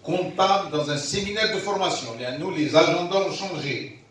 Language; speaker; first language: French; non-native, local second language; Arabic